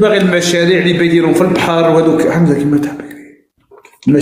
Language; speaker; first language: Arabic; native; Arabic